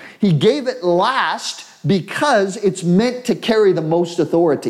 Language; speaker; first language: English; native; English